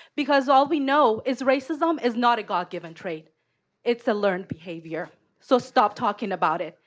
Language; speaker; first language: English; non-native, fluent; Persian